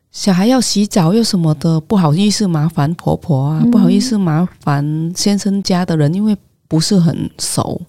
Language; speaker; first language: Chinese; non-native, fluent; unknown